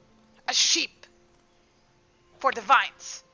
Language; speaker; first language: English; native; English